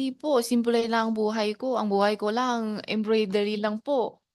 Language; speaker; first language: Filipino; non-native, learner; Chinese